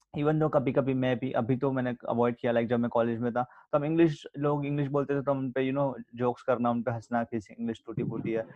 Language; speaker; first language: Hindi; native; Hindi